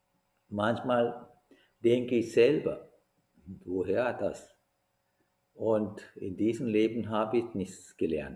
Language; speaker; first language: German; non-native, fluent; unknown